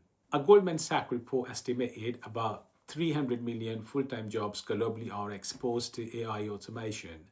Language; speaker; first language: English; non-native, fluent; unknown